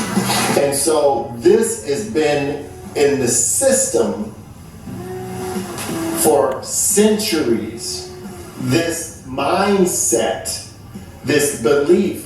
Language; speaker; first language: English; native; English